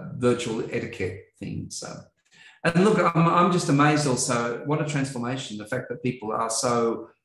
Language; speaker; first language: English; native; English